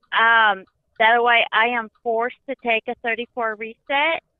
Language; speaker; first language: English; native; English